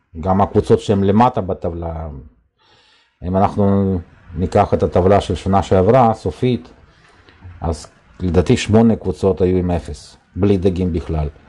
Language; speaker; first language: Hebrew; non-native, fluent; Russian